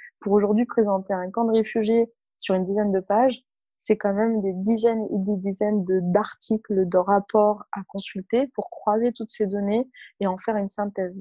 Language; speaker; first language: French; early bilingual, other home language; Arabic